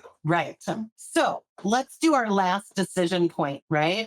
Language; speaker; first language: English; native; English